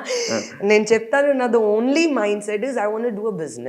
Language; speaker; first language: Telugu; non-native, fluent; Hindi